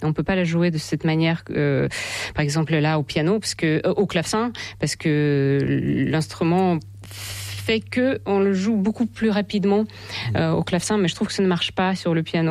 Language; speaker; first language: French; non-native, fluent; Russian